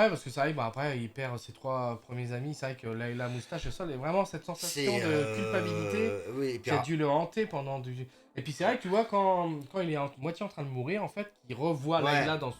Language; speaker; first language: French; native; French